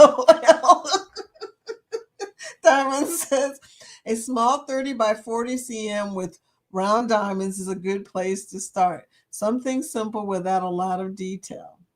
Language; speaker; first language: English; native; English